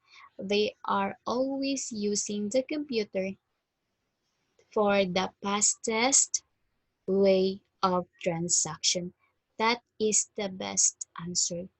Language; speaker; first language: English; non-native, fluent; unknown